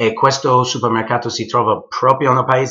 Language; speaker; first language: Italian; early bilingual, heritage; English